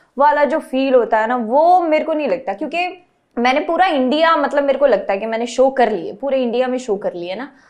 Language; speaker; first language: Hindi; native; Hindi